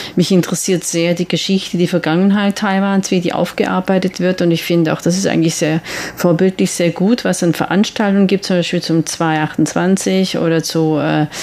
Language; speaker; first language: German; native; German